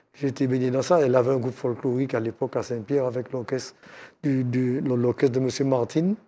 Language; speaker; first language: French; native; French